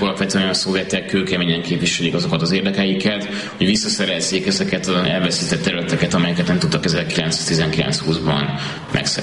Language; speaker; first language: Hungarian; native; Hungarian